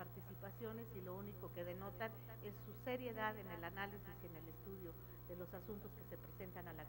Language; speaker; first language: Spanish; native; Spanish